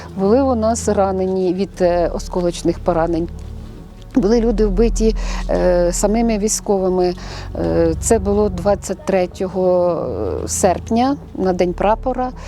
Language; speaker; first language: Ukrainian; native; Ukrainian